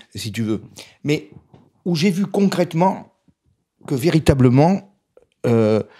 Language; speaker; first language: French; native; French